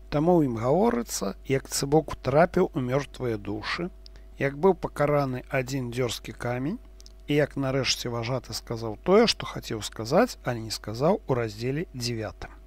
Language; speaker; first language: Belarusian; non-native, local second language; Russian